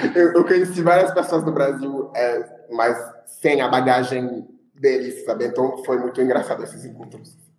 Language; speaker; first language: Portuguese; non-native, fluent; French